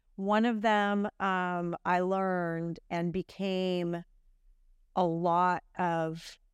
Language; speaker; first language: English; native; English